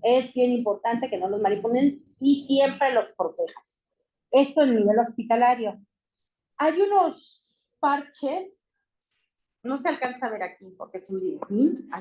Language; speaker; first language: Spanish; native; Spanish